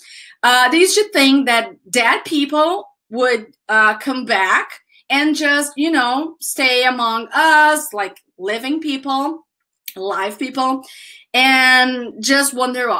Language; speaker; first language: English; non-native, fluent; Portuguese